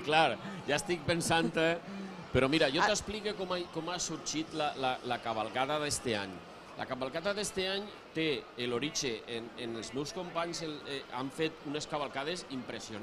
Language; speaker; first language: Catalan; native; Catalan